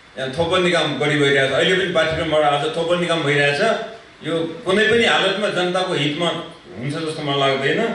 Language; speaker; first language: Nepali; non-native, local second language; Newari